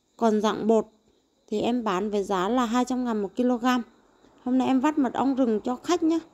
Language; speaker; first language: Vietnamese; non-native, local second language; Tày